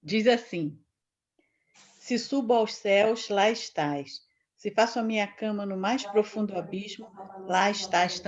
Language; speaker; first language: Portuguese; native; Portuguese